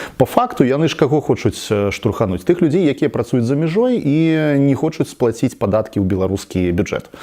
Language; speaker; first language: Belarusian; native; Belarusian